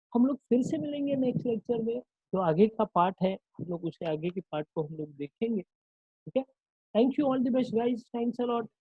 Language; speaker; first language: Hindi; non-native, local second language; Marathi